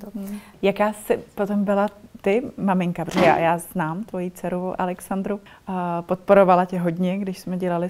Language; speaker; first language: Czech; native; Czech